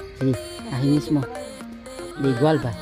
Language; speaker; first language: Spanish; non-native, learner; Filipino